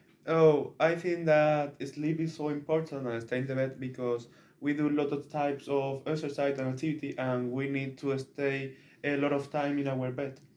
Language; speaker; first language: English; non-native, learner; Spanish